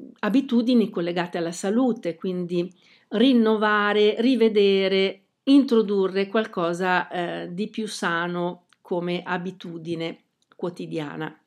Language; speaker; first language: Italian; native; Italian